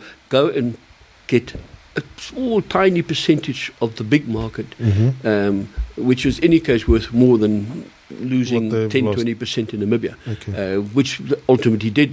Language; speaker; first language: English; early bilingual, other home language; German